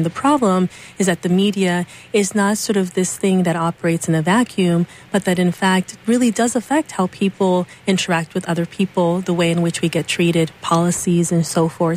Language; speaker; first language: English; early bilingual, other home language; Spanish